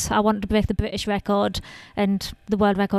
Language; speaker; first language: English; native; English